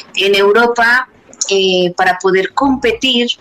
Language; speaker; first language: Spanish; native; Spanish